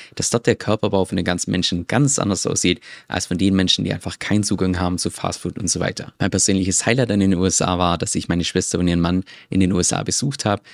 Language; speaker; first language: German; native; German